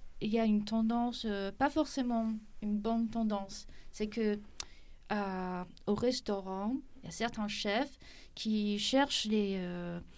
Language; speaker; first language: French; non-native, fluent; Chinese